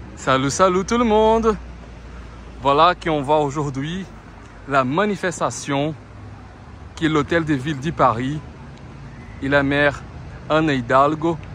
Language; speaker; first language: French; non-native, fluent; Portuguese